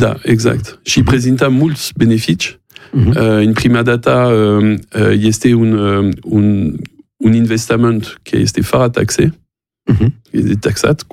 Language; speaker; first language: Romanian; non-native, learner; French